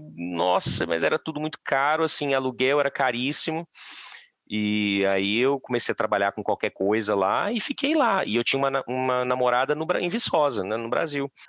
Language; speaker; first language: Portuguese; native; Portuguese